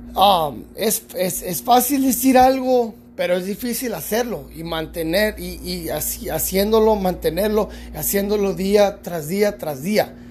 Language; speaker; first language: Spanish; early bilingual, heritage; Spanish